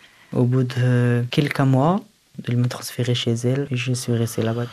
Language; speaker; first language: French; early bilingual, other home language; Persian